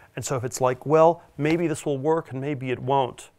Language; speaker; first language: English; native; English